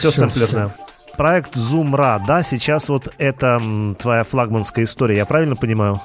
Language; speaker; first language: Russian; native; Russian